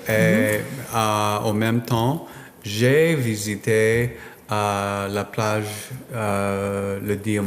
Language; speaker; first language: French; non-native, learner; English